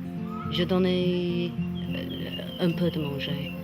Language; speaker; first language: French; non-native, learner; English